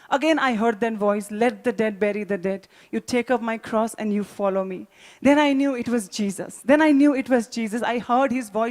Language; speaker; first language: English; non-native, local second language; Hindi